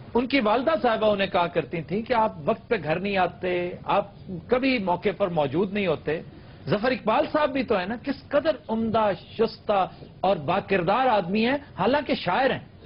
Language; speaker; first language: Urdu; non-native, local second language; Punjabi